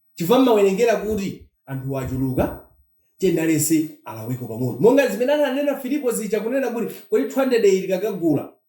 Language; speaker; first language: Nyanja; non-native, local second language; Tumbuka